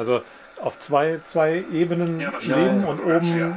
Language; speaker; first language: German; native; German